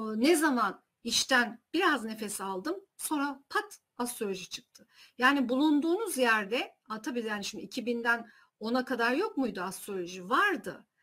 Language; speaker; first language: Turkish; early bilingual, heritage; Turkish